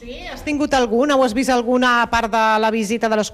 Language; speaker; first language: Catalan; native; Catalan